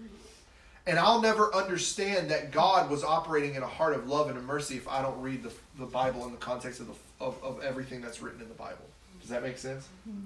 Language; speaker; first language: English; native; English